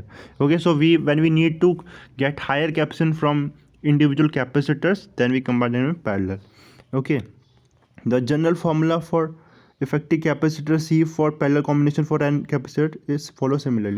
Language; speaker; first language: English; non-native, local second language; Hindi